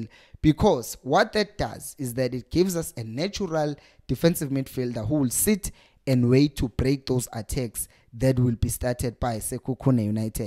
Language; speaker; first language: English; non-native, local second language; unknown